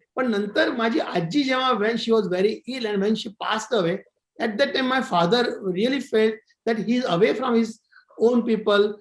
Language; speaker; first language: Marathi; non-native, local second language; Gujarati